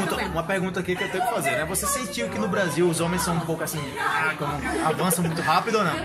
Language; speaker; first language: Portuguese; native; Portuguese